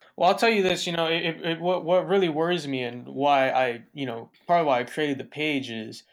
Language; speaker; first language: English; native; English